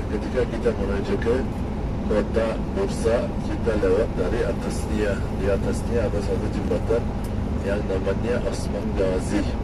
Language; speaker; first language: Indonesian; non-native, fluent; Turkish